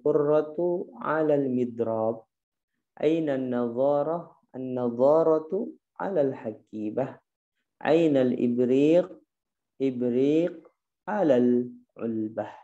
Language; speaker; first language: Arabic; non-native, fluent; Indonesian